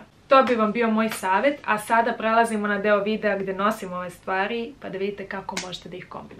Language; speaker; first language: Serbian; native; Serbian